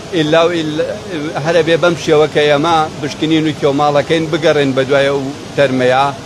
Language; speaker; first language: Central Kurdish; native; Central Kurdish